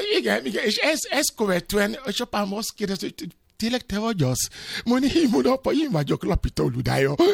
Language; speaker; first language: Hungarian; non-native, fluent; Yoruba